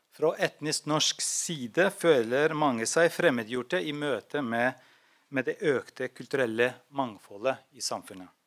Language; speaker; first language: Norwegian; non-native, fluent; Albanian